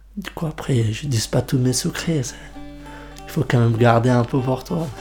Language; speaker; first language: French; non-native, fluent; Kurdish